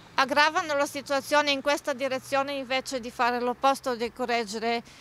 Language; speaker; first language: Italian; non-native, fluent; Bulgarian